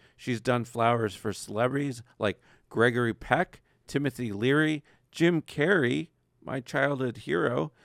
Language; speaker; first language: English; native; English